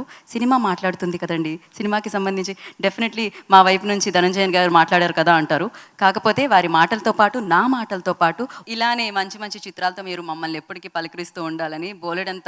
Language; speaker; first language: Telugu; native; Telugu